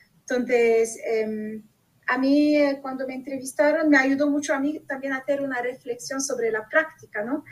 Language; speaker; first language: Spanish; non-native, fluent; Arabic